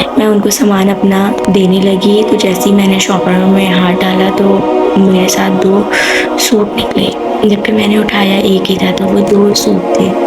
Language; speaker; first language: Urdu; native; Urdu